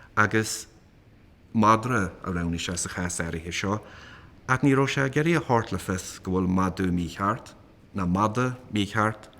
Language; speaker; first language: Irish; native; Irish